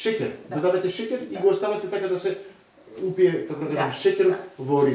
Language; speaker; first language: Macedonian; non-native, fluent; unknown